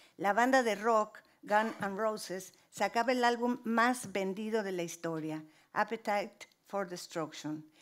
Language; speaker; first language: Spanish; native; Spanish